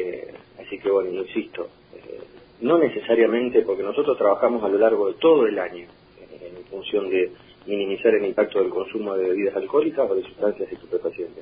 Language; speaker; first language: Spanish; native; Spanish